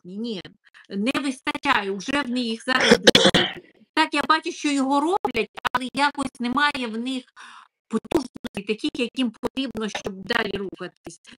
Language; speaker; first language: Ukrainian; non-native, local second language; Russian